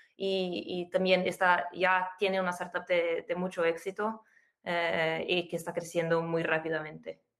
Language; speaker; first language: Spanish; non-native, fluent; Portuguese